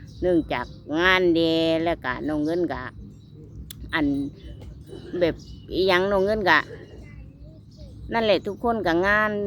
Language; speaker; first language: Thai; non-native, local second language; Lao